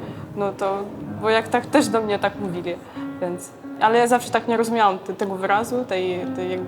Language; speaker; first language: Polish; non-native, fluent; Ukrainian